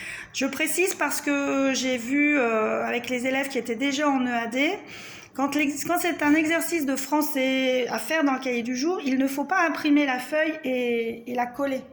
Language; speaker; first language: French; native; French